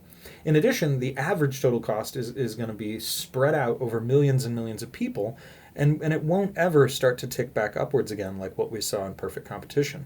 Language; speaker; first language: English; native; English